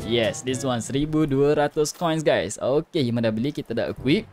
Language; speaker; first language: English; non-native, local second language; Malay